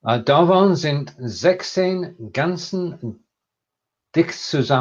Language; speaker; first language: German; non-native, learner; English